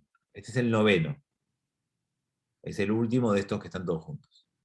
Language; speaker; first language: Spanish; native; Spanish